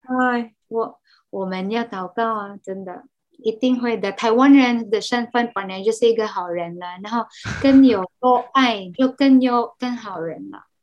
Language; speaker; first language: Chinese; non-native, fluent; Cebuano